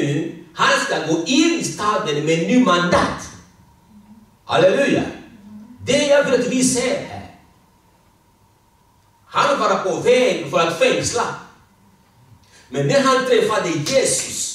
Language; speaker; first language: Swedish; non-native, fluent; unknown